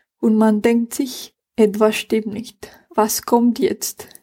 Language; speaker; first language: German; non-native, fluent; Spanish